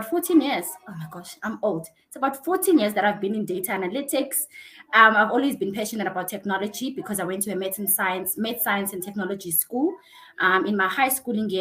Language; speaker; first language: English; non-native, local second language; Xhosa